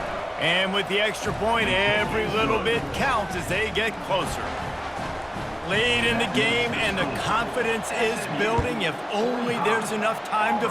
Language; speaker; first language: English; native; English